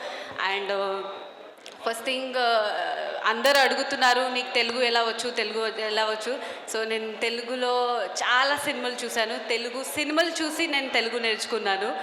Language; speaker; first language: Telugu; non-native, fluent; Marathi